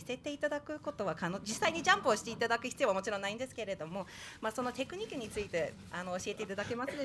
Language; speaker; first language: Japanese; native; Japanese